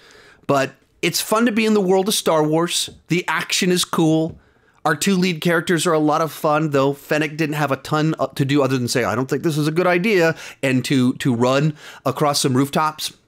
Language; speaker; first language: English; native; English